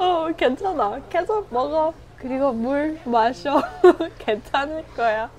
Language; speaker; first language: Korean; non-native, learner; English